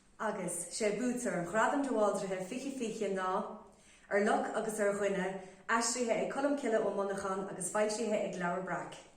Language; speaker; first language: Irish; native; Irish